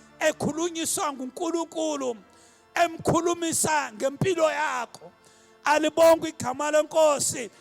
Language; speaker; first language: Zulu; non-native, local second language; Xhosa